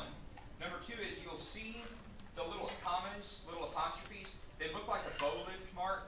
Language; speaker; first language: English; native; English